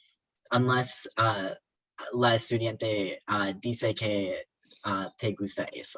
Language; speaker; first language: Spanish; non-native, learner; English